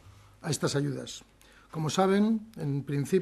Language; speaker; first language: Spanish; native; Spanish